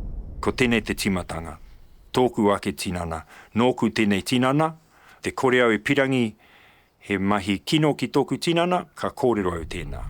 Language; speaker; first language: Māori; non-native, local second language; English